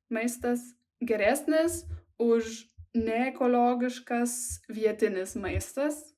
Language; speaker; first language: Lithuanian; non-native, learner; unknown